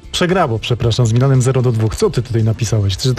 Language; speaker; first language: Polish; native; Polish